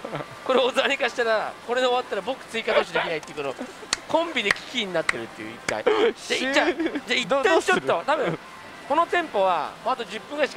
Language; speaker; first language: Japanese; native; Japanese